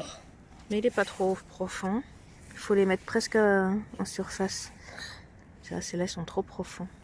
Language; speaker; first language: French; native; French